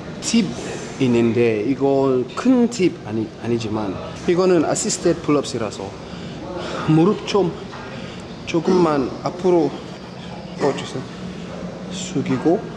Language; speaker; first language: Korean; non-native, fluent; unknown